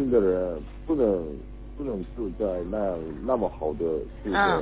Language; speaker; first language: Chinese; non-native, learner; Korean